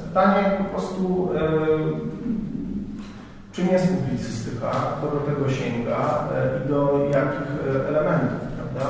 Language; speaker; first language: Polish; native; Polish